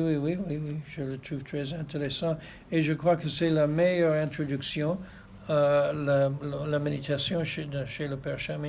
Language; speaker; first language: French; non-native, fluent; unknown